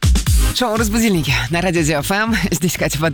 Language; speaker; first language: Russian; native; Russian